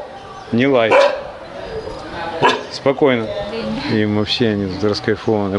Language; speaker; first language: Russian; native; Russian